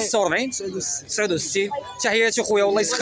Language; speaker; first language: Arabic; native; Arabic